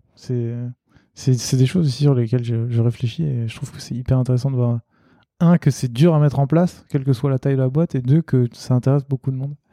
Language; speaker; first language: French; native; French